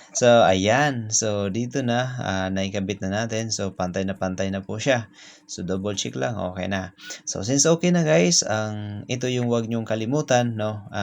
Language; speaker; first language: Filipino; non-native, local second language; Cebuano